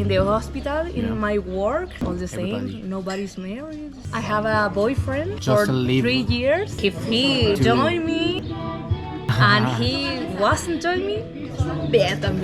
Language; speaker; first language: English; non-native, learner; Spanish